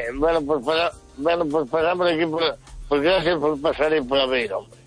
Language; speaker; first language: Spanish; non-native, local second language; Galician